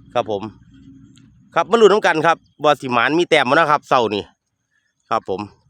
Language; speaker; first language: Thai; native; Thai